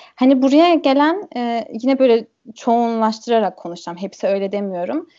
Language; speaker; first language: Turkish; early bilingual, heritage; Turkish